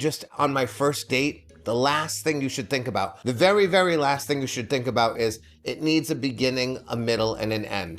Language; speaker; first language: English; native; English